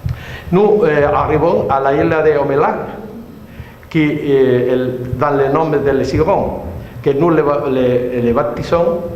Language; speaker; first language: French; non-native, learner; Spanish